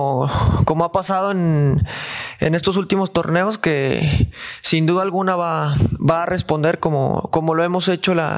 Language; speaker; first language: Spanish; native; Spanish